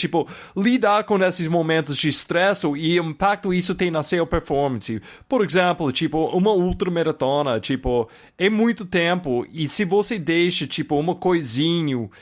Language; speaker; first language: Portuguese; non-native, fluent; English